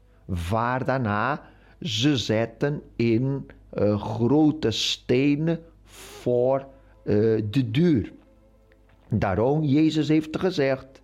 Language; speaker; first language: Dutch; non-native, fluent; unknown